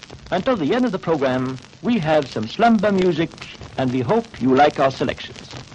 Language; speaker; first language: English; non-native, fluent; Dutch